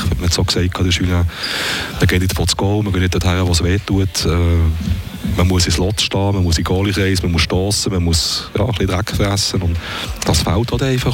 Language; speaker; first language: German; native; German